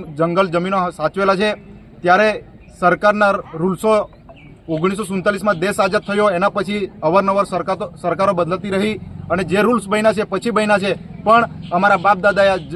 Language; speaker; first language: Gujarati; non-native, local second language; Bhili